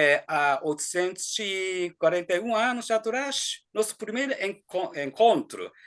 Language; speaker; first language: Portuguese; non-native, fluent; Japanese